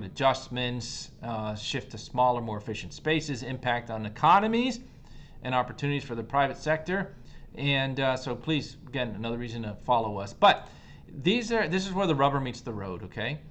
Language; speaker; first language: English; native; English